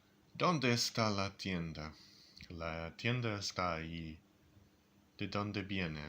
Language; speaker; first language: Spanish; non-native, learner; English